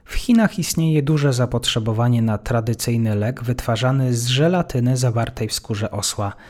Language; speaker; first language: Polish; native; Polish